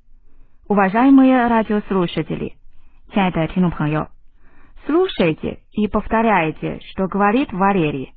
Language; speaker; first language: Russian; non-native, learner; Chinese